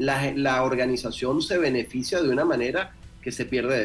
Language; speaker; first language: Spanish; native; Spanish